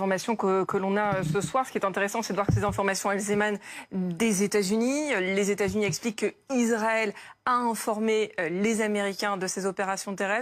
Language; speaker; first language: French; native; French